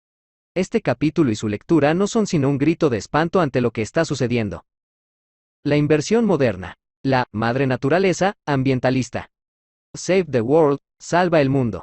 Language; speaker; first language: Spanish; native; Spanish